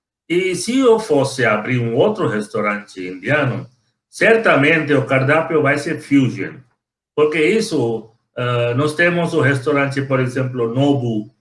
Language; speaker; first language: Portuguese; non-native, fluent; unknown